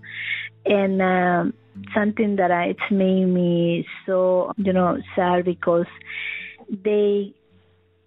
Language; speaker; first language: English; non-native, learner; Spanish